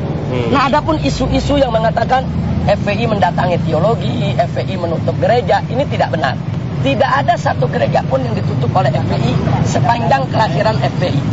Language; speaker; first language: Indonesian; native; Indonesian